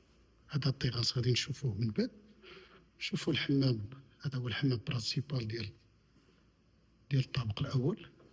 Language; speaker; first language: Arabic; native; Arabic